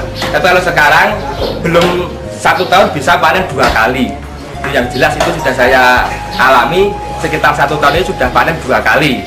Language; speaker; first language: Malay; non-native, local second language; Javanese